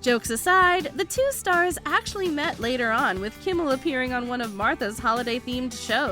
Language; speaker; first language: English; native; English